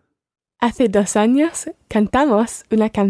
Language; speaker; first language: Spanish; non-native, learner; English